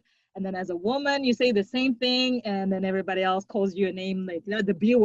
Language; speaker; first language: English; non-native, local second language; Shona